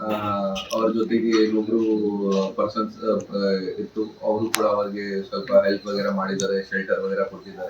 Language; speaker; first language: Kannada; non-native, fluent; Hindi